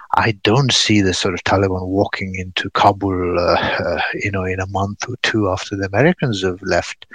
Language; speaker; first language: English; non-native, fluent; Pashto